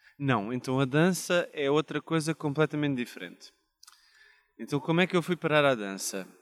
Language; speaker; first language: Portuguese; native; Portuguese